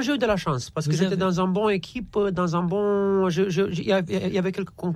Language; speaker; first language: French; non-native, fluent; Romanian